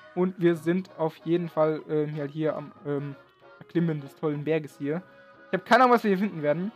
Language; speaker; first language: German; native; German